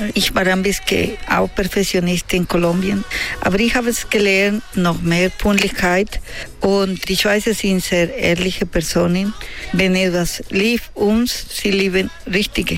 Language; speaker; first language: German; non-native, learner; Spanish